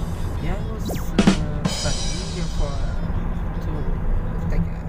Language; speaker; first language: English; non-native, learner; Arabic